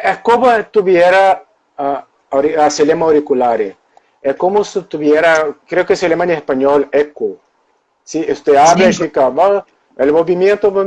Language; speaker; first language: Spanish; non-native, local second language; Portuguese